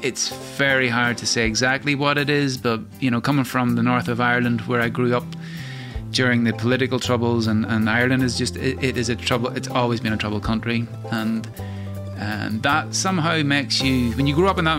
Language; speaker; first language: English; native; English